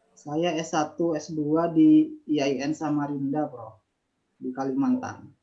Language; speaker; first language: Indonesian; non-native, local second language; Madurese